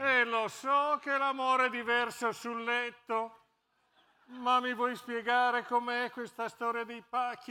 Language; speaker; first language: Italian; native; Italian